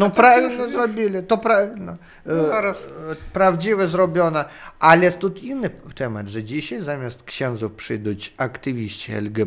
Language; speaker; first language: Polish; non-native, learner; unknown